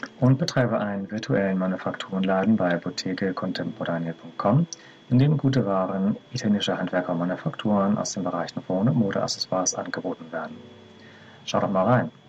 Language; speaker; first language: German; native; German